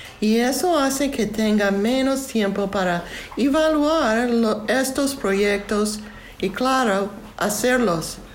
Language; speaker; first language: Spanish; non-native, learner; English